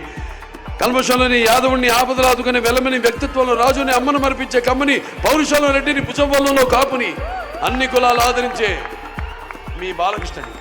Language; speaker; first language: Telugu; native; Telugu